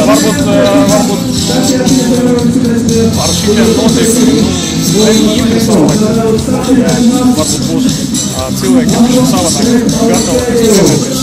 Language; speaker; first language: Latvian; native; Latvian